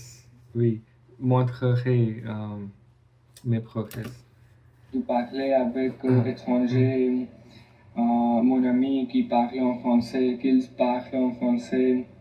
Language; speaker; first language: French; non-native, learner; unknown